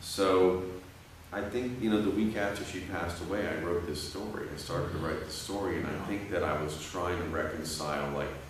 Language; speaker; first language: English; native; English